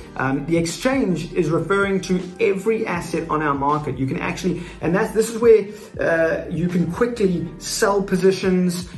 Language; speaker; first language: English; native; English